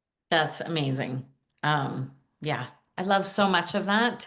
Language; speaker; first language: English; native; English